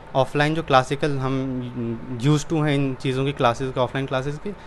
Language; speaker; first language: Hindi; native; Hindi